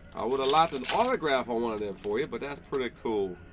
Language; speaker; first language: English; native; English